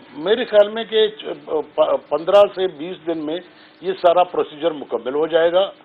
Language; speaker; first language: Urdu; non-native, local second language; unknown